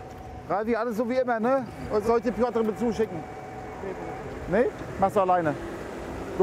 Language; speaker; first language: German; native; German